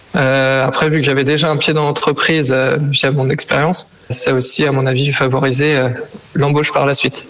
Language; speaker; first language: French; native; French